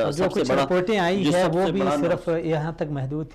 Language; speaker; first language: Urdu; native; Urdu